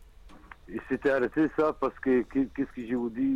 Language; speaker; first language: French; non-native, learner; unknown